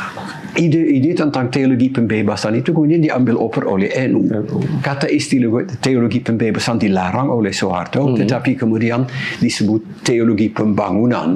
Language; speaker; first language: Indonesian; non-native, fluent; Dutch